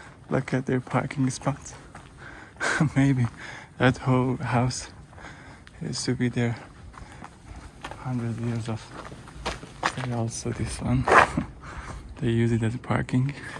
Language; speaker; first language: English; non-native, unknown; Persian